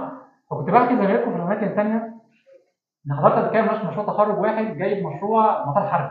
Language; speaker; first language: Arabic; native; Arabic